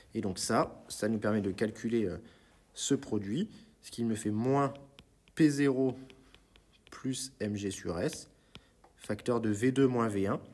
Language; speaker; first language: French; native; French